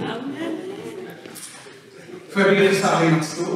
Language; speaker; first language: Swedish; non-native, fluent; Swahili